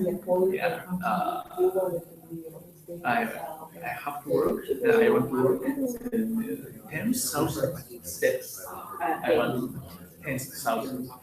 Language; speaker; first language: English; non-native, learner; Japanese